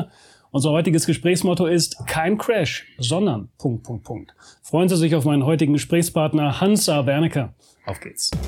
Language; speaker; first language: German; native; German